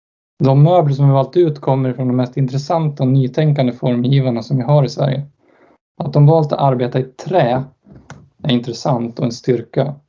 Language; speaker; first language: Swedish; native; Swedish